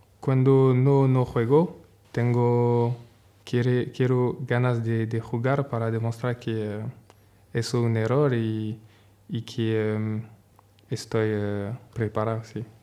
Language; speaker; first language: Spanish; non-native, learner; French